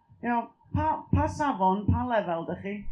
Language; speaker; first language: Welsh; native; Welsh